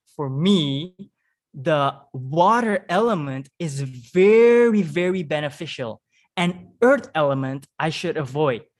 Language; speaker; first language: English; non-native, fluent; Dutch